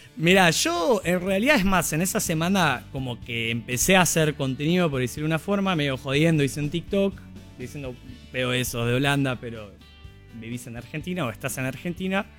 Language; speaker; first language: Spanish; non-native, fluent; Dutch